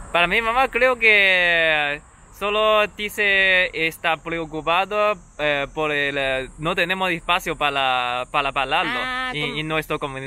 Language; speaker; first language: Spanish; non-native, learner; Chinese